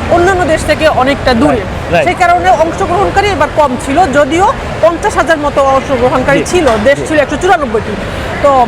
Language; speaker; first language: Bangla; native; Bangla